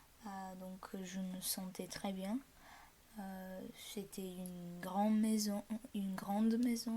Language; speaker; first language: French; non-native, fluent; Bulgarian